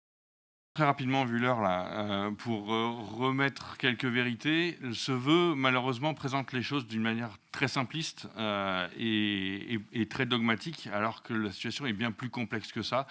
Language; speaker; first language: French; native; French